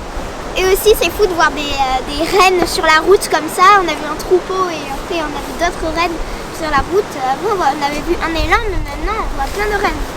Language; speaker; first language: French; native; French